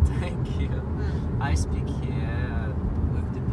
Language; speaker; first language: English; non-native, learner; Polish